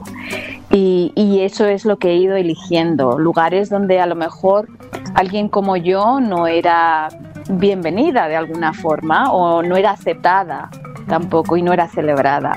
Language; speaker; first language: Spanish; native; Spanish